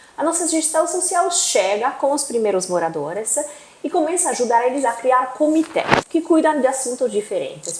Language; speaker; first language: Portuguese; non-native, fluent; Italian